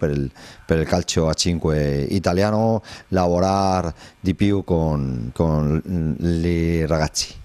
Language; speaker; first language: Italian; non-native, learner; Spanish